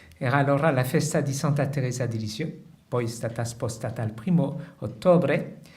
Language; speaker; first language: Italian; non-native, fluent; French